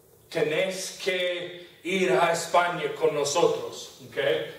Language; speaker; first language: Spanish; non-native, fluent; English